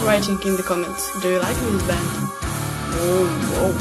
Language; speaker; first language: English; non-native, learner; Russian